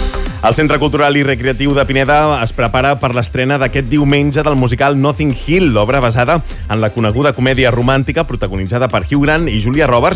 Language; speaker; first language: Catalan; native; Catalan